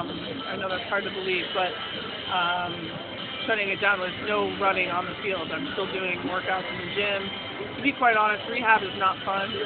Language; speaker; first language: English; native; English